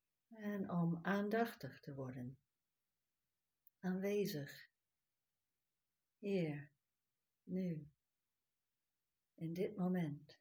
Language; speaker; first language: Dutch; non-native, fluent; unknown